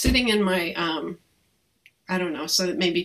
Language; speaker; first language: English; native; English